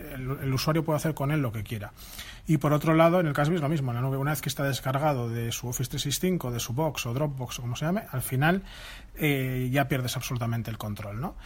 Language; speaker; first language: Spanish; native; Spanish